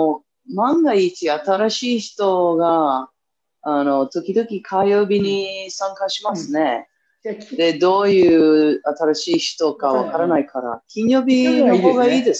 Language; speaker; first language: Japanese; non-native, fluent; English